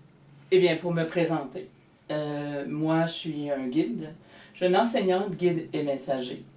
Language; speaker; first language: French; native; French